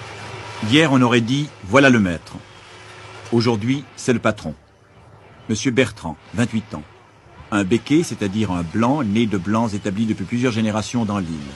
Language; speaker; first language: French; native; French